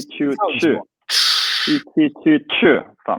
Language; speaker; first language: Chinese; non-native, learner; English